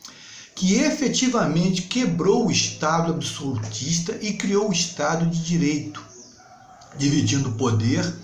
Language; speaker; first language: Portuguese; native; Portuguese